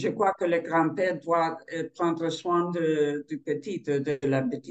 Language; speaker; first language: French; non-native, learner; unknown